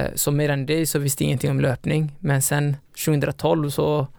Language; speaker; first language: Swedish; early bilingual, other home language; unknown